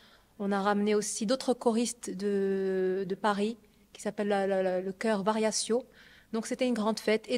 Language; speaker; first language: French; non-native, local second language; Arabic